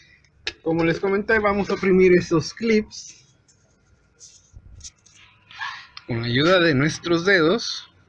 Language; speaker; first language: Spanish; native; Spanish